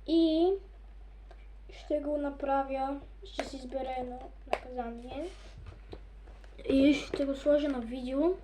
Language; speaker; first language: Bulgarian; native; Bulgarian